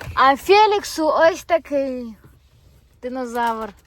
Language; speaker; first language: Ukrainian; non-native, local second language; Russian